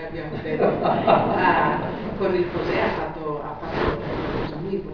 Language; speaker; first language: Italian; non-native, fluent; Greek